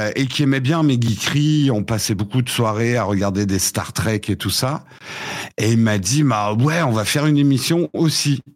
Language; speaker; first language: French; early bilingual, other home language; English